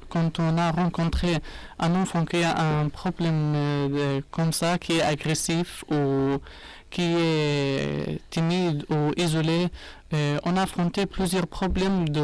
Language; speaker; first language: French; non-native, learner; Arabic